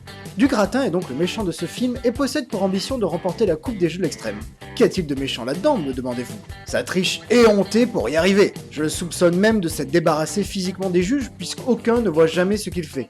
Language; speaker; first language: French; native; French